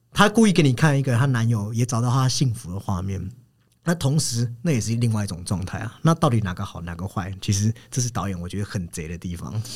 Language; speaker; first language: Chinese; native; Chinese